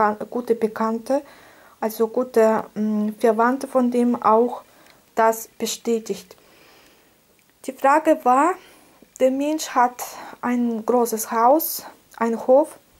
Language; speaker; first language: German; non-native, fluent; Russian